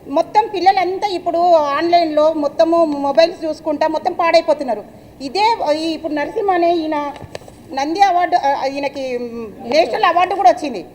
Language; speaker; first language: Telugu; native; Telugu